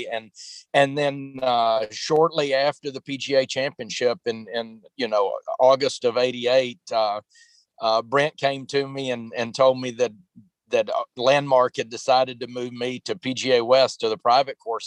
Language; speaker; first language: English; native; English